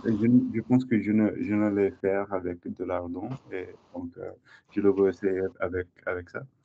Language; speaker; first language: French; non-native, learner; English